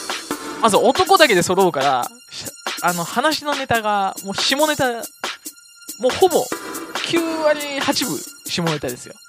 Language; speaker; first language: Japanese; native; Japanese